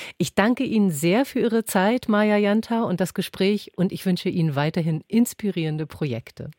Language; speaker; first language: German; native; German